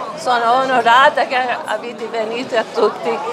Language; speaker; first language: Italian; early bilingual, other home language; English